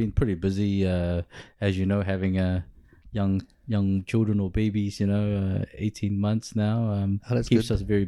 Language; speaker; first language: English; early bilingual, other home language; Pampanga